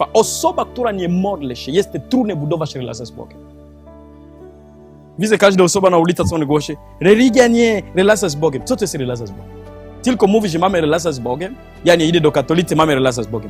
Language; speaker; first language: Polish; non-native, learner; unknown